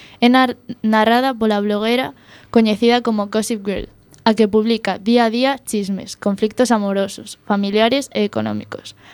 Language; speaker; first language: Galician; non-native, local second language; Spanish